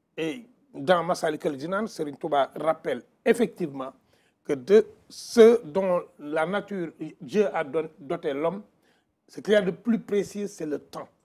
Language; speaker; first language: French; non-native, local second language; Wolof